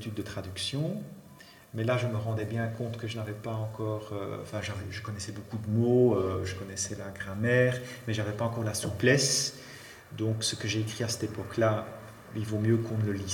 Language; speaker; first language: French; non-native, fluent; Dutch